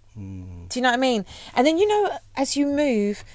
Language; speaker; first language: English; native; English